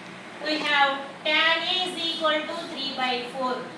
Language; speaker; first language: English; non-native, local second language; Telugu